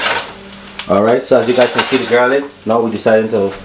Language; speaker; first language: English; native; English